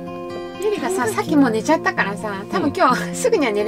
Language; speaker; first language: Japanese; native; Japanese